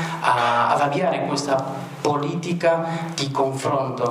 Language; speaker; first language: Italian; non-native, fluent; Spanish